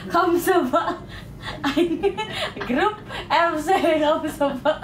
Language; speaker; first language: Vietnamese; non-native, learner; Indonesian